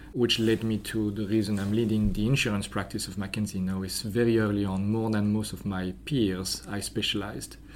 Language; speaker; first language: English; non-native, fluent; French